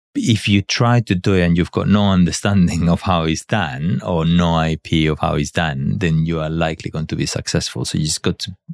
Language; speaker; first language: English; non-native, fluent; Spanish